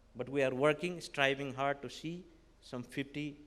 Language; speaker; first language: English; non-native, local second language; Nepali